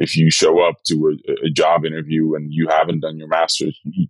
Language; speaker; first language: English; non-native, fluent; Dutch